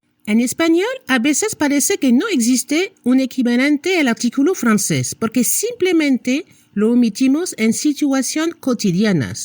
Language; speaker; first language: Spanish; non-native, fluent; French